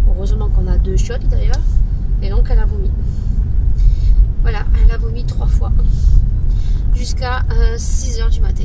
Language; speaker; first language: French; native; French